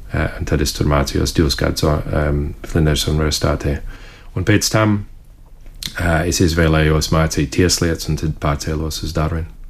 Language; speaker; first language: Latvian; early bilingual, heritage; Latvian